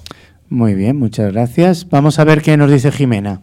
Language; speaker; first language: Spanish; native; Spanish